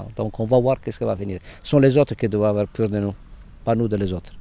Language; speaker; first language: French; non-native, fluent; Italian